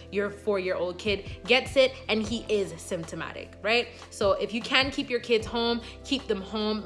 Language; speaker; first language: English; native; English